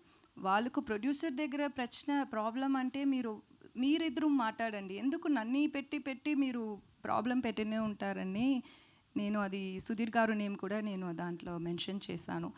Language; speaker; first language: Telugu; non-native, learner; Tamil